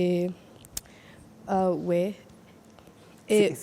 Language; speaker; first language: French; non-native, fluent; English